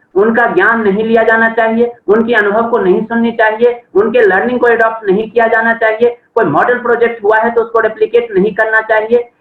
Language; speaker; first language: Hindi; native; Hindi